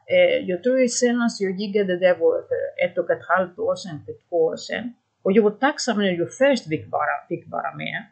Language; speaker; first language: Swedish; non-native, fluent; Greek